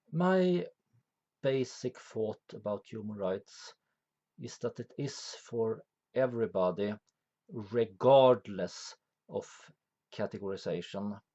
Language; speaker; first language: English; non-native, fluent; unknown